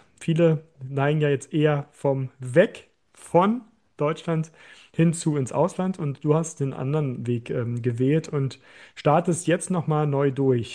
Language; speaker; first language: German; native; German